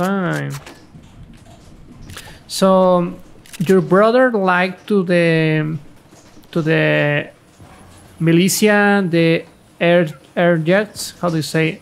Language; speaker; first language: English; non-native, learner; Spanish